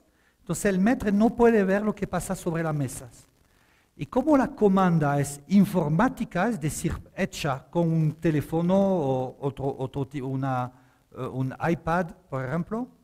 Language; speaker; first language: Spanish; non-native, fluent; French